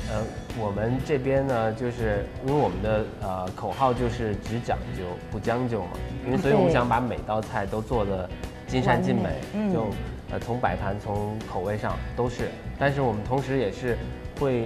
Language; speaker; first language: Chinese; native; Chinese